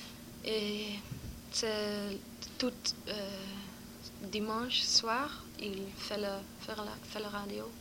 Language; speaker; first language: French; non-native, learner; Dutch